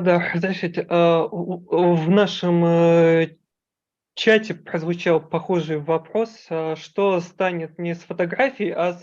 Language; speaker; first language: Russian; native; Russian